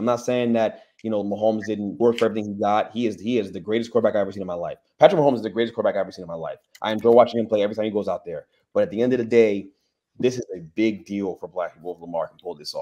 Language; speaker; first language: English; native; English